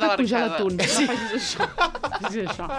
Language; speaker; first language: Catalan; native; Catalan